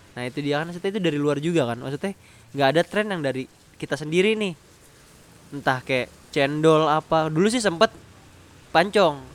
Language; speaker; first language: Indonesian; native; Indonesian